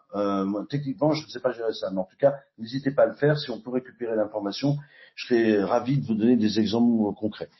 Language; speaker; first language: French; native; French